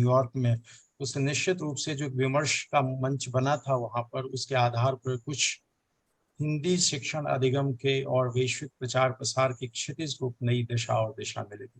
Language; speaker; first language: Hindi; native; Hindi